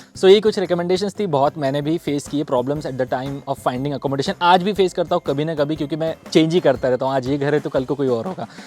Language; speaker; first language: Hindi; native; Hindi